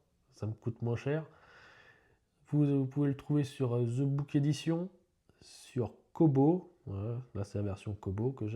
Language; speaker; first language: French; native; French